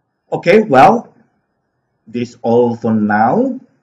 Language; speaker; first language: English; non-native, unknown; Indonesian